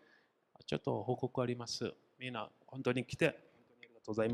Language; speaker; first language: Japanese; non-native, fluent; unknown